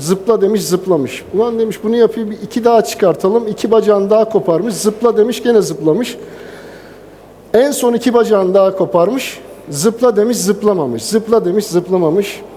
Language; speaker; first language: Turkish; native; Turkish